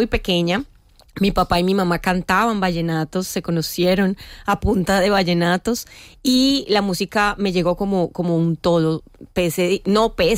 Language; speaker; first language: Spanish; native; Spanish